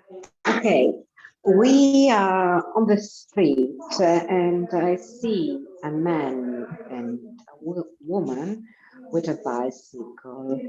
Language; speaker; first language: English; non-native, learner; Italian